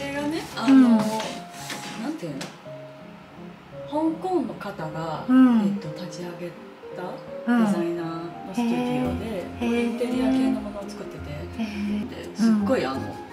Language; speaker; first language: Japanese; non-native, fluent; Chinese